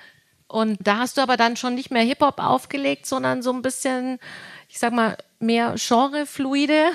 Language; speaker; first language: German; native; German